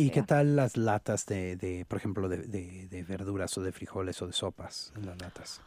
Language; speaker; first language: Spanish; native; Spanish